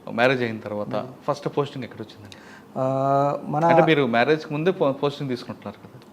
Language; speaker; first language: Telugu; native; Telugu